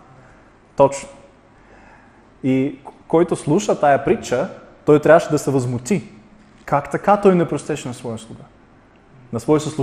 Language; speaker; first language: Bulgarian; non-native, fluent; Russian